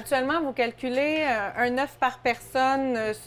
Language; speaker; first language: French; native; French